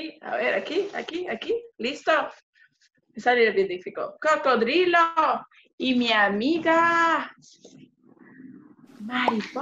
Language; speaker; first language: Spanish; non-native, fluent; English